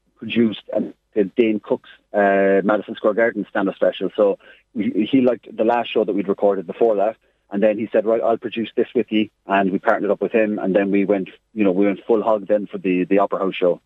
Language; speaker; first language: English; native; English